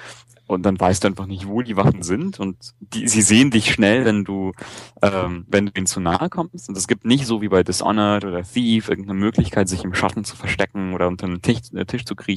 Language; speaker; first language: German; native; German